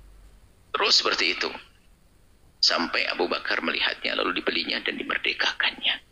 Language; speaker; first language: Indonesian; native; Indonesian